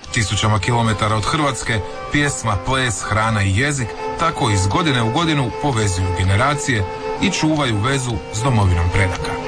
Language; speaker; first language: Serbian; native; Serbian